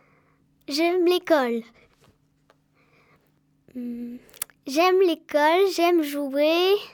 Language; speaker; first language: French; non-native, learner; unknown